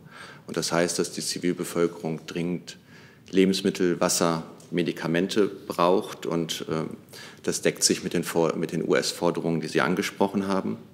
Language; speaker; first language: German; native; German